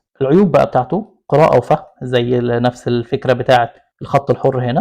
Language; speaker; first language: Arabic; native; Arabic